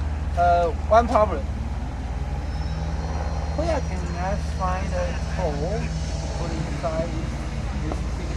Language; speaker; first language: English; non-native, learner; Chinese